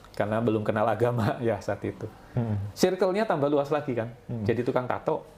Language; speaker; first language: Indonesian; non-native, local second language; Javanese